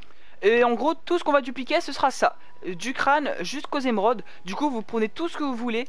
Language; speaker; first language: French; native; French